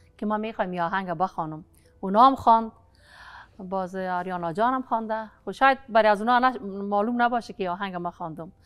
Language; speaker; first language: Persian; non-native, local second language; Pashto